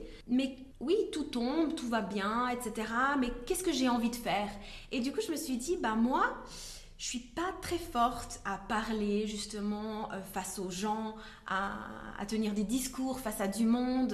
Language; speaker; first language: French; native; French